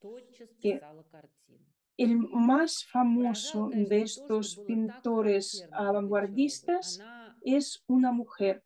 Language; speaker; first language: Spanish; non-native, fluent; Russian